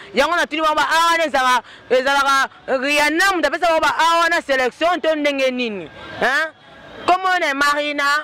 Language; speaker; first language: Lingala; native; Lingala